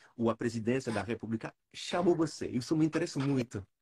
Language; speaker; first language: Portuguese; non-native, fluent; French